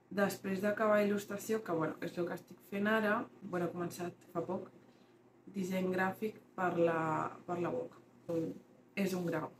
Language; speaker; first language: Catalan; early bilingual, other home language; Spanish